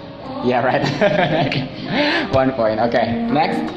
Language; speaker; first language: English; non-native, fluent; Indonesian